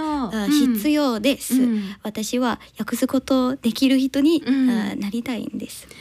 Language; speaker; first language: Japanese; non-native, learner; English